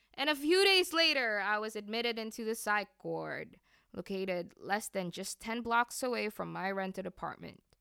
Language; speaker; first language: English; non-native, fluent; Indonesian